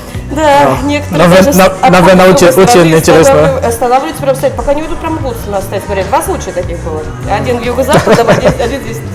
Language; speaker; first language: Russian; native; Russian